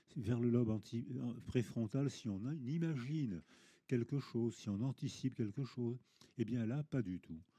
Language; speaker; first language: French; native; French